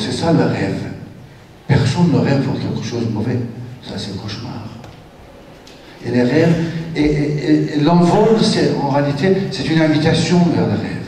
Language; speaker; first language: French; non-native, fluent; Persian